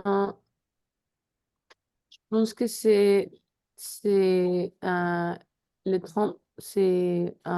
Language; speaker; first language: French; non-native, learner; Spanish